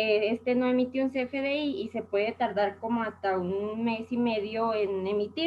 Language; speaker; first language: Spanish; native; Spanish